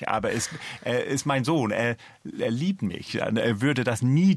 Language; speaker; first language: German; non-native, fluent; English